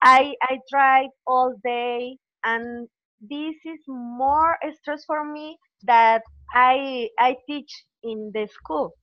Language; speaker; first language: English; non-native, learner; Spanish